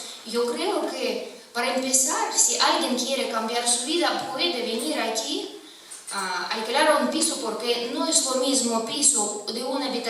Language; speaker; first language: Spanish; non-native, fluent; Russian